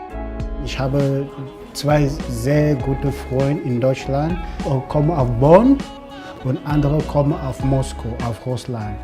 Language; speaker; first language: German; non-native, learner; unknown